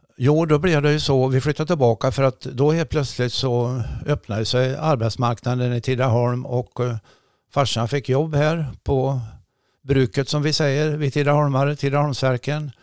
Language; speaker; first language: Swedish; native; Swedish